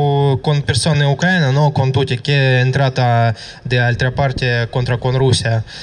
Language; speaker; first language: Italian; non-native, learner; Russian